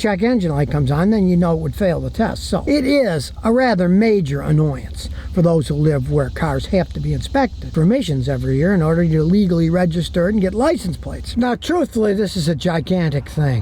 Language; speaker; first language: English; native; English